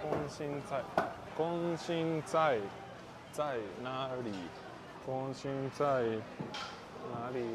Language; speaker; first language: Chinese; non-native, learner; Japanese